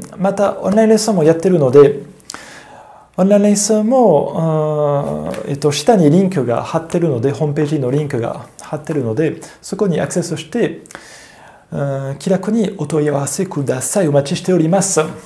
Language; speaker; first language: Japanese; non-native, fluent; French